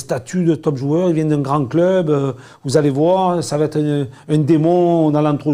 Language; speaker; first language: French; native; French